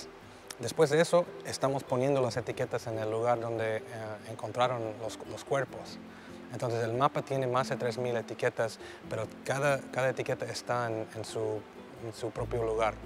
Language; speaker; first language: Spanish; early bilingual, heritage; English